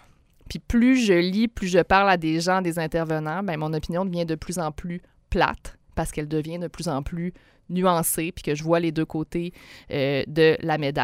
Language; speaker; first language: French; native; French